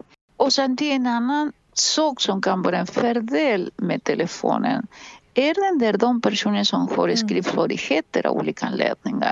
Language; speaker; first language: Swedish; non-native, fluent; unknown